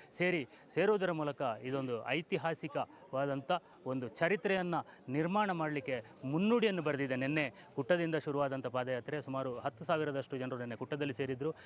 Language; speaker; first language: Kannada; non-native, local second language; Kodava